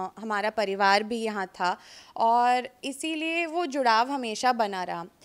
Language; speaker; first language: Hindi; native; Hindi